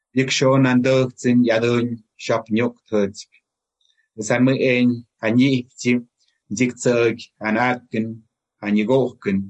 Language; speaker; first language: Spanish; non-native, local second language; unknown